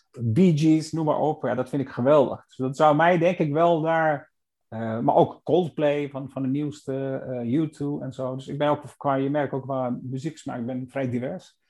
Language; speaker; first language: Dutch; non-native, fluent; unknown